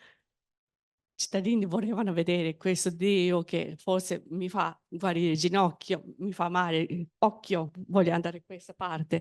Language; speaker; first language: Italian; non-native, fluent; Japanese